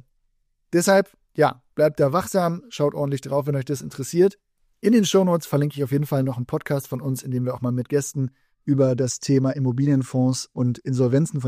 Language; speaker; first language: German; native; German